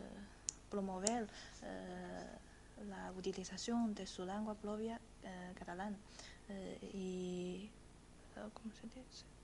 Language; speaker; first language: Spanish; non-native, fluent; Chinese